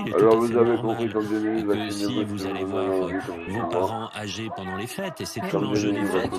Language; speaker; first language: French; native; French